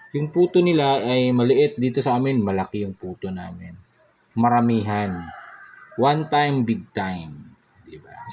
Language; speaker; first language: Filipino; non-native, local second language; Cebuano